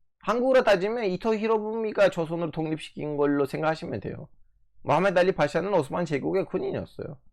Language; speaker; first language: Korean; non-native, fluent; Turkish